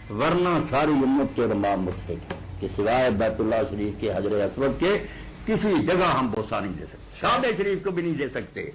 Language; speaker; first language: Urdu; non-native, local second language; Punjabi